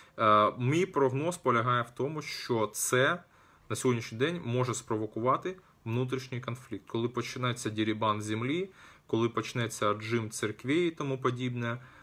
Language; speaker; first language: Ukrainian; non-native, local second language; Russian